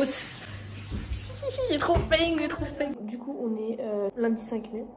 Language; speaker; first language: French; native; French